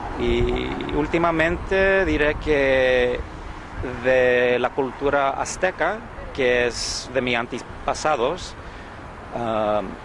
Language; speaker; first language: Spanish; early bilingual, heritage; English